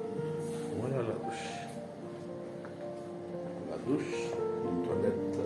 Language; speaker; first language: French; non-native, fluent; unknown